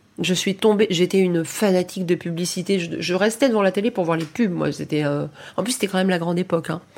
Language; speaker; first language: French; early bilingual, heritage; French